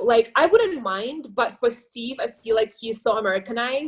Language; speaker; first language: English; non-native, fluent; Ukrainian